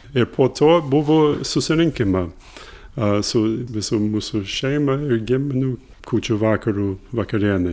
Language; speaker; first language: Lithuanian; early bilingual, heritage; English